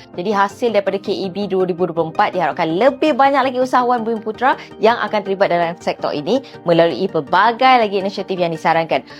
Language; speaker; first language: Malay; native; Malay